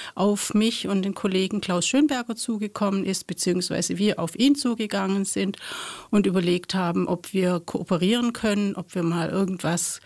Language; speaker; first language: German; native; German